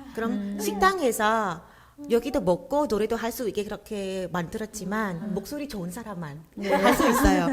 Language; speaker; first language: Korean; non-native, fluent; Khmer